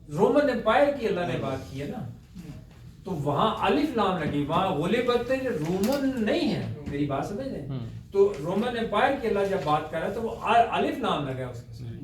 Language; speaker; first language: Urdu; native; Urdu